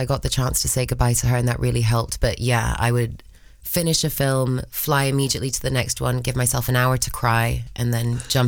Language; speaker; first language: English; early bilingual, other home language; Spanish